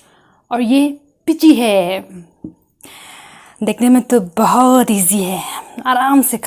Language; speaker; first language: Hindi; non-native, local second language; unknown